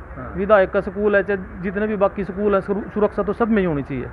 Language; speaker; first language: Hindi; native; Hindi